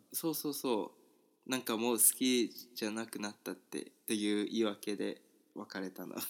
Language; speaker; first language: Japanese; non-native, fluent; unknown